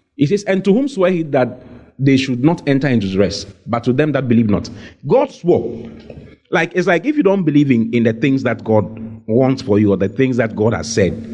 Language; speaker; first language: English; non-native, local second language; Akan